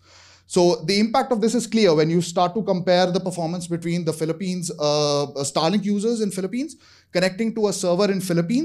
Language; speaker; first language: English; non-native, fluent; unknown